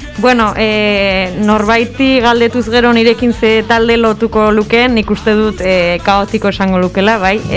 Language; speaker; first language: Basque; native; Basque